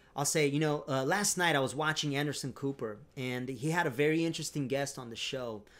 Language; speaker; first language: English; non-native, fluent; Romanian